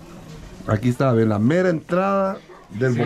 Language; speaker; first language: Spanish; native; Spanish